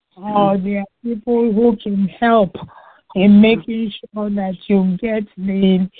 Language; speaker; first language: English; non-native, local second language; Igbo